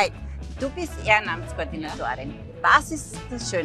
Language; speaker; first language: German; native; German